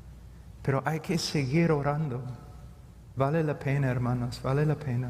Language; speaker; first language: Spanish; non-native, fluent; English